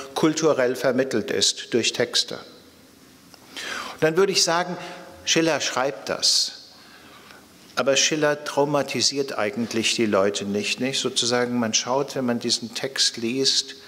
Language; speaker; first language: German; native; German